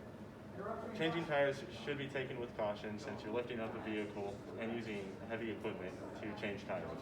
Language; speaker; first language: English; native; English